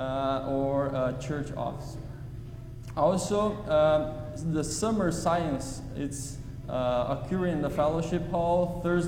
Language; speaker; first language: English; non-native, fluent; Portuguese